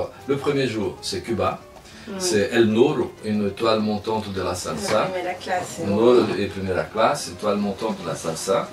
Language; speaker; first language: French; non-native, fluent; Spanish